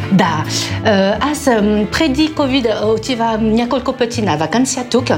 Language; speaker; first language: Bulgarian; non-native, learner; French